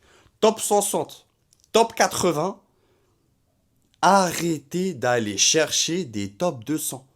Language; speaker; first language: French; native; French